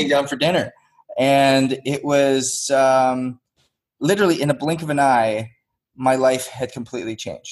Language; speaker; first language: English; native; English